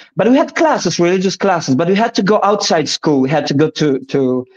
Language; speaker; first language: English; early bilingual, other home language; Polish